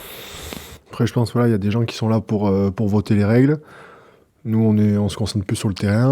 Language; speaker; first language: French; native; French